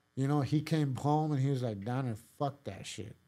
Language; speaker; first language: English; early bilingual, other home language; Spanish